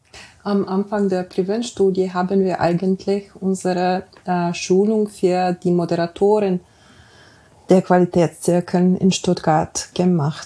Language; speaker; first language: German; non-native, fluent; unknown